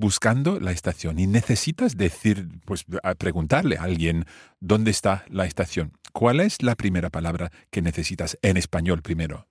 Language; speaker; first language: Spanish; non-native, fluent; English